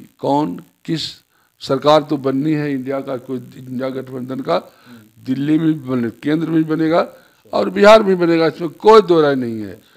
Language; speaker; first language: Hindi; native; Hindi